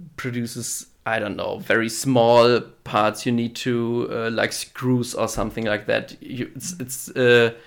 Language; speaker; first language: English; non-native, fluent; German